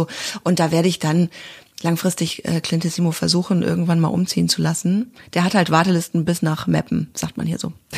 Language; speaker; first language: German; native; German